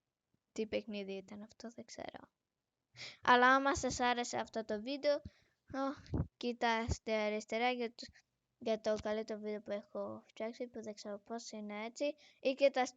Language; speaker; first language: Greek; early bilingual, heritage; Greek